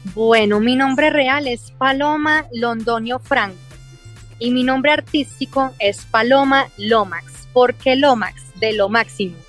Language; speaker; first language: Spanish; early bilingual, heritage; English